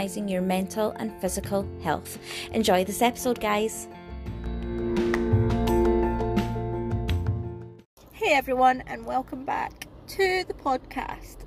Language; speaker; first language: English; native; English